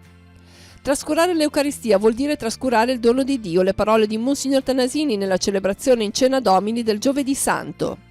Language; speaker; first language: Italian; native; Italian